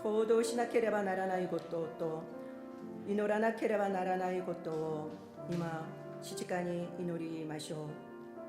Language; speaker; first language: Japanese; non-native, fluent; Korean